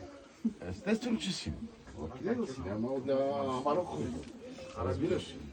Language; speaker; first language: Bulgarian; non-native, local second language; Romany